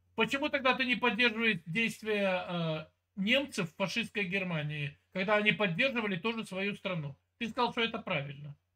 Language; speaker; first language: Russian; native; Russian